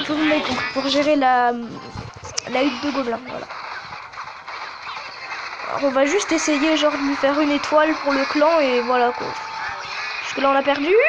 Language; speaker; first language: French; native; French